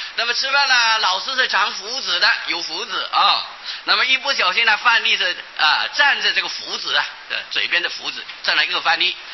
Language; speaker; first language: Chinese; non-native, local second language; Hakka Chinese